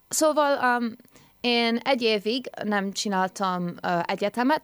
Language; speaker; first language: Hungarian; early bilingual, heritage; English